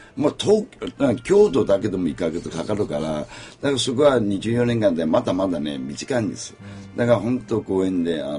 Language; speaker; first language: Japanese; non-native, fluent; Chinese